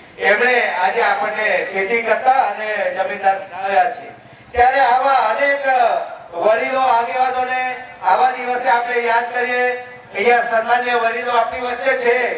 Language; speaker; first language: Gujarati; non-native, local second language; Kukna